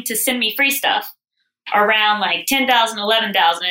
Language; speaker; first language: English; native; English